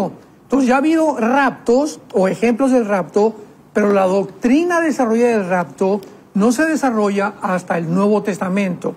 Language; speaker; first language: Spanish; native; Spanish